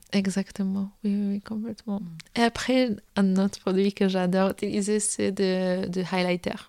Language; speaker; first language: French; non-native, fluent; Polish